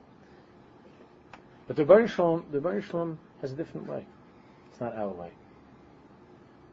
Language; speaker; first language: English; native; English